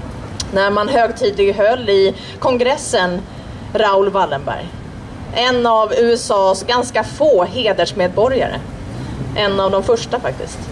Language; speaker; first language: Swedish; native; Swedish